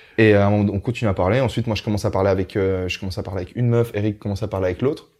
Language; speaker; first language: French; native; French